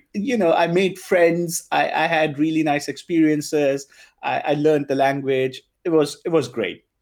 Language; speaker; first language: English; non-native, local second language; Punjabi